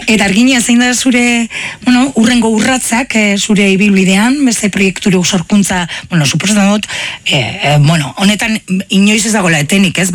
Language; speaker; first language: Basque; native; Basque